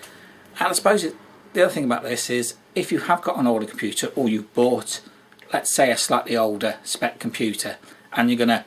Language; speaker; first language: English; native; English